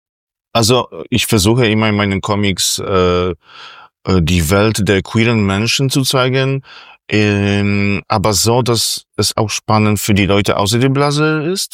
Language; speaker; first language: German; non-native, fluent; Polish